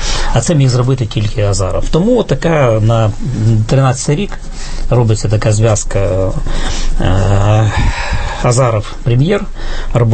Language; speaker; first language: Ukrainian; native; Ukrainian